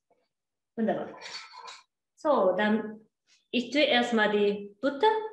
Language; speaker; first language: German; non-native, learner; Japanese